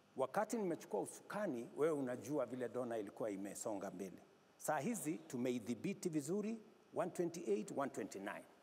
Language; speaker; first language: Swahili; non-native, local second language; Kalenjin